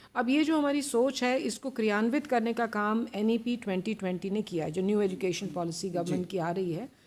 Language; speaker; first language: Hindi; native; Hindi